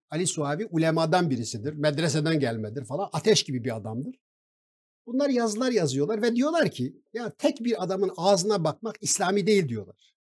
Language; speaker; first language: Turkish; non-native, local second language; Kurdish